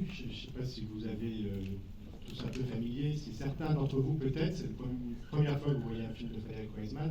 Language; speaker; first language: French; native; French